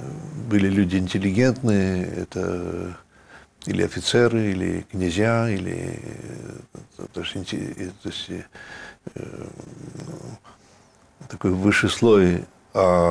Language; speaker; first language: Russian; early bilingual, heritage; Russian